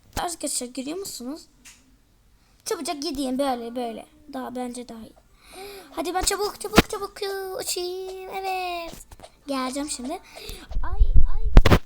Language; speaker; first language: Turkish; early bilingual, heritage; Turkish